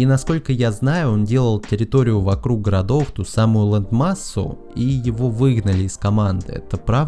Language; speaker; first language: Russian; native; Russian